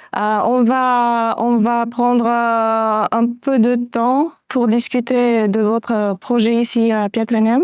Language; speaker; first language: French; non-native, fluent; Romanian